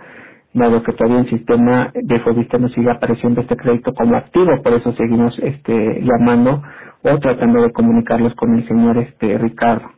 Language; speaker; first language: Spanish; native; Spanish